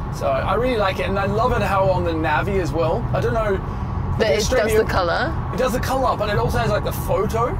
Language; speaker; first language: English; native; English